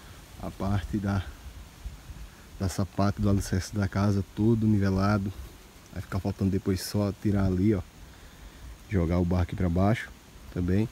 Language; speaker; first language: Portuguese; native; Portuguese